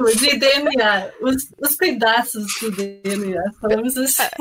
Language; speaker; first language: Portuguese; non-native, fluent; English